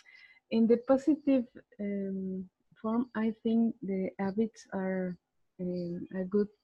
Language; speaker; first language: English; non-native, learner; Spanish